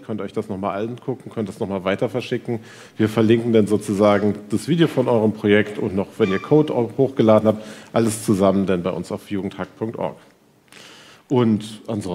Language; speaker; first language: German; native; German